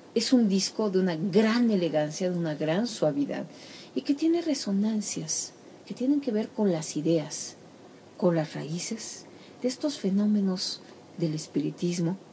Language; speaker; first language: Spanish; native; Spanish